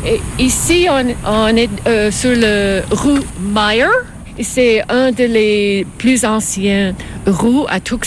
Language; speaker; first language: French; non-native, fluent; English